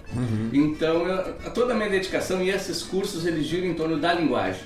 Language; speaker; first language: Portuguese; native; Portuguese